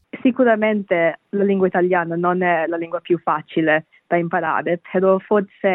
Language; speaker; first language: Italian; non-native, fluent; Bangla